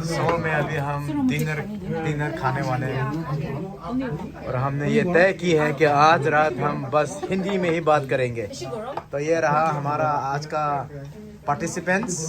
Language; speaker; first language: Hindi; non-native, local second language; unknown